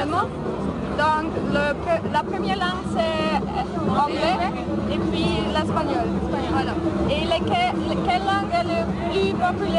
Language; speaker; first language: French; non-native, learner; English